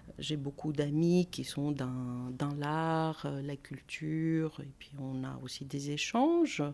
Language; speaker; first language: French; non-native, fluent; Greek